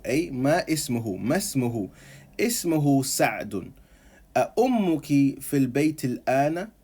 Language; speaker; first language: Arabic; non-native, fluent; English